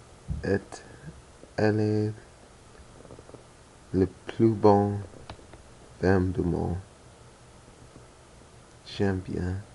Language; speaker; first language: French; non-native, learner; English